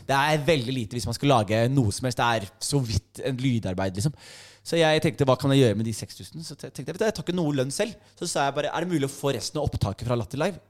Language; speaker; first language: Norwegian; native; Norwegian